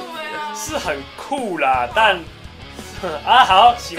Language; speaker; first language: Chinese; native; Chinese